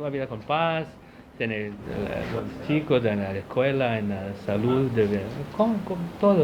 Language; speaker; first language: Spanish; non-native, fluent; Portuguese